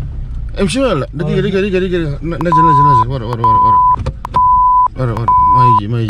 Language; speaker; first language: Arabic; non-native, learner; Indonesian